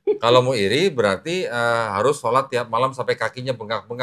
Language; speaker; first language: Indonesian; native; Indonesian